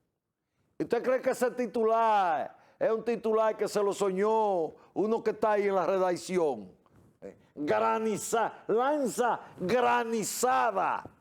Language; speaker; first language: Spanish; native; Spanish